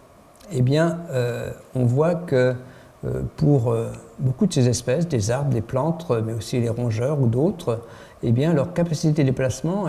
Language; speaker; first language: French; native; French